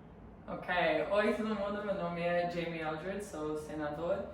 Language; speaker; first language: Portuguese; early bilingual, heritage; Portuguese